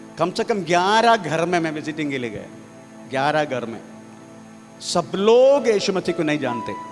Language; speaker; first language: Hindi; non-native, local second language; Malayalam